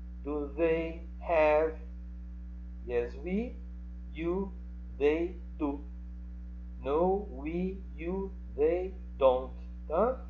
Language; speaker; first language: English; non-native, fluent; Portuguese